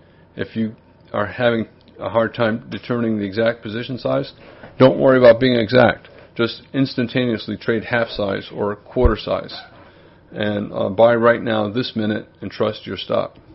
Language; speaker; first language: English; native; English